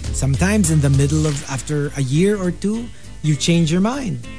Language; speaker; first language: English; non-native, local second language; Filipino